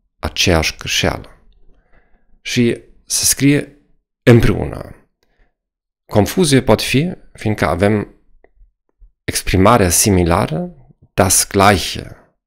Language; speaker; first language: Romanian; non-native, fluent; German